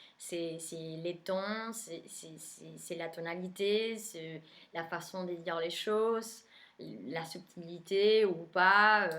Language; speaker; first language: French; non-native, fluent; Spanish